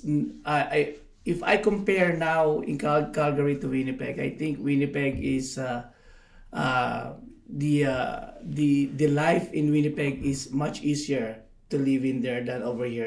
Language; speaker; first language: English; non-native, local second language; Filipino